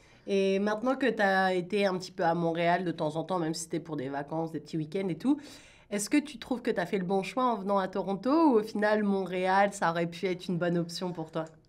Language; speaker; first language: French; native; French